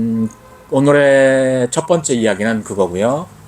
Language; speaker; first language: Korean; native; Korean